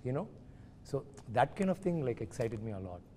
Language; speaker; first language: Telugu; non-native, learner; Tamil